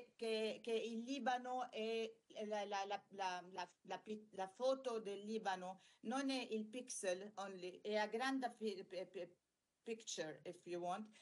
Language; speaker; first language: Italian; non-native, learner; Arabic